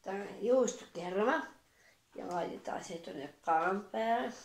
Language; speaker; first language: Finnish; native; Finnish